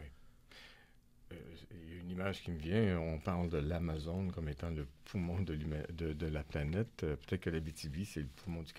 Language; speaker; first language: French; native; French